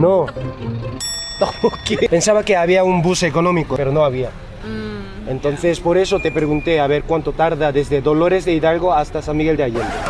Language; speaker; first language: Spanish; non-native, fluent; Korean